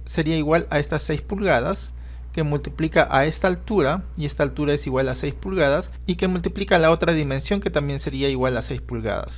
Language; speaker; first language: Spanish; native; Spanish